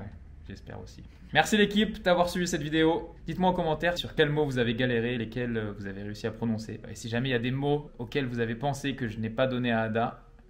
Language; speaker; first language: French; native; French